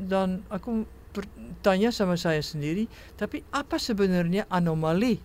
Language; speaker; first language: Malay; non-native, fluent; Dutch